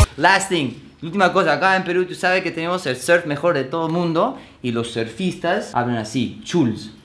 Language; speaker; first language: Spanish; non-native, fluent; English